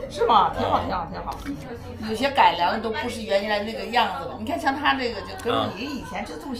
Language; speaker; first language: Chinese; native; Chinese